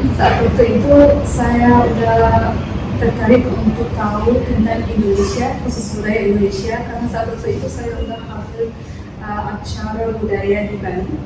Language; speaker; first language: Indonesian; non-native, fluent; Arabic